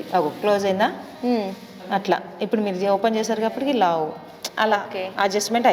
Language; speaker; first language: Telugu; native; Telugu